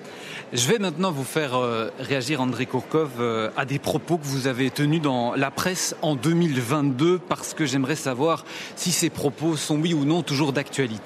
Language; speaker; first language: French; native; French